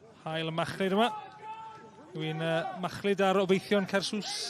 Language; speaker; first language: Welsh; native; Welsh